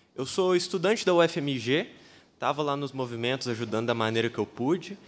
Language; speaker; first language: Portuguese; native; Portuguese